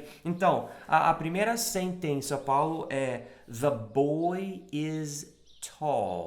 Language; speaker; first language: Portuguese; non-native, fluent; English